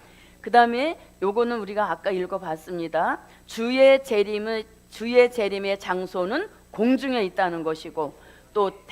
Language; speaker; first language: Korean; native; Korean